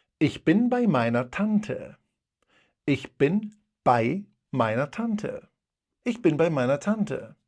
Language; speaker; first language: German; non-native, fluent; Polish